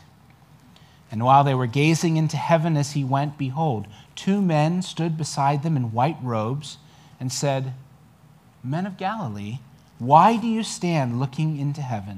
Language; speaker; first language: English; native; English